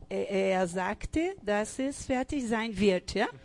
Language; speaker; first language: German; non-native, fluent; Portuguese